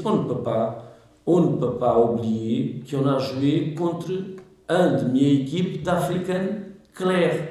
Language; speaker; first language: French; non-native, learner; Portuguese